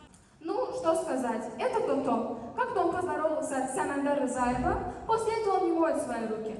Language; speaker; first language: Russian; non-native, local second language; Azerbaijani